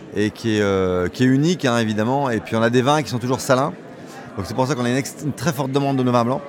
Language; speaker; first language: French; native; French